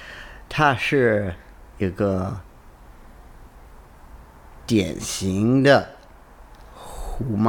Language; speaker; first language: Chinese; non-native, learner; English